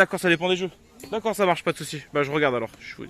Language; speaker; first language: French; native; French